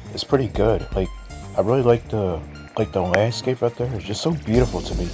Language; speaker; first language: English; native; English